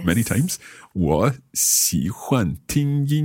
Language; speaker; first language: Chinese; non-native, learner; English